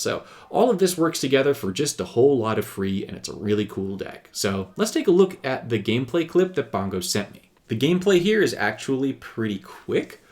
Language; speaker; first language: English; native; English